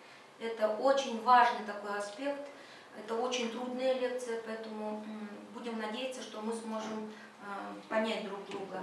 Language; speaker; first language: Russian; native; Russian